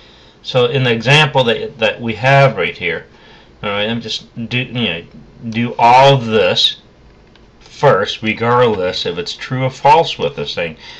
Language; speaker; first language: English; native; English